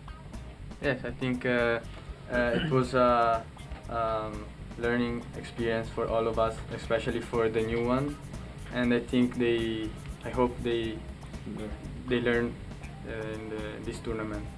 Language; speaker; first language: English; non-native, local second language; Filipino